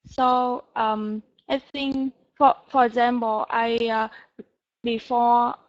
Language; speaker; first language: English; non-native, learner; Vietnamese